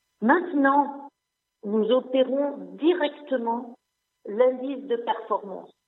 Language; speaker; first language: French; non-native, local second language; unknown